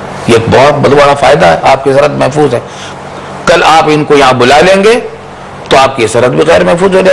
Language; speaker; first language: Urdu; native; Urdu